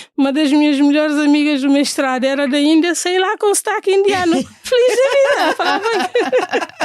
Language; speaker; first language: Portuguese; non-native, local second language; Fula